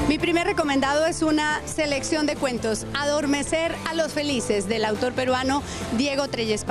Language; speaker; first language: Spanish; native; Spanish